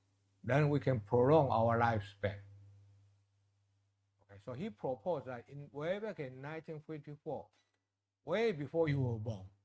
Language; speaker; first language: English; non-native, fluent; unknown